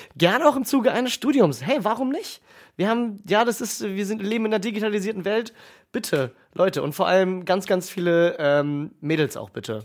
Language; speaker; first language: German; native; German